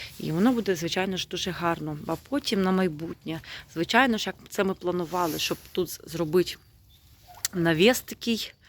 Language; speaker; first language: Ukrainian; native; Ukrainian